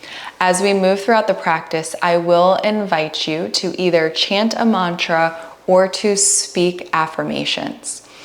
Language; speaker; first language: English; native; English